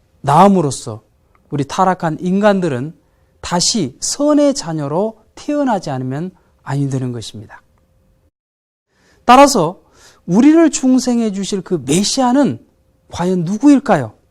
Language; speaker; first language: Korean; native; Korean